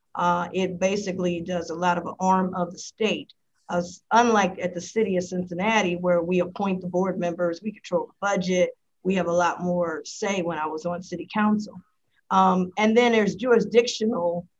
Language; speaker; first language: English; native; English